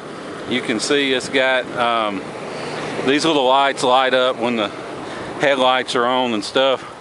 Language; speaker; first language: English; native; English